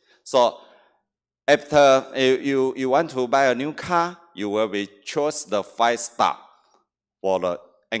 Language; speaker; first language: English; non-native, learner; Chinese